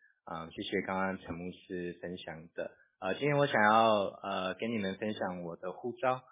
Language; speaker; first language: Chinese; early bilingual, heritage; English